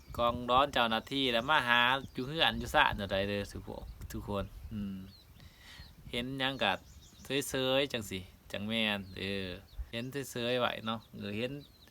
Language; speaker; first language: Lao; native; Lao